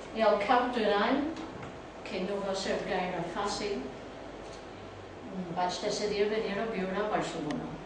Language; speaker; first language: Catalan; non-native, learner; English